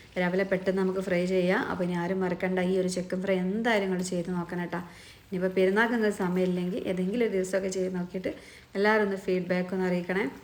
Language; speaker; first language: Malayalam; native; Malayalam